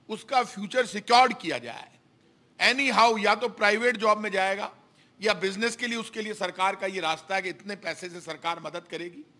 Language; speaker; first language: Hindi; native; Hindi